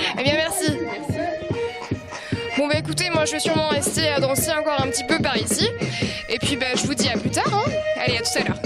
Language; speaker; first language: French; native; French